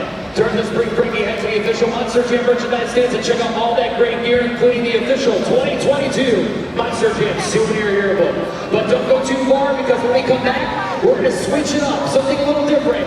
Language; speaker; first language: English; native; English